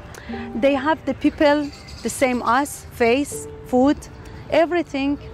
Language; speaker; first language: English; non-native, learner; Persian